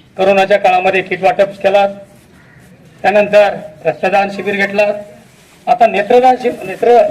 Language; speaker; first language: Marathi; native; Marathi